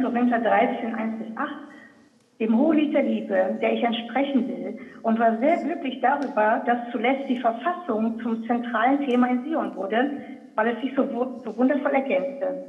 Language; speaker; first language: German; native; German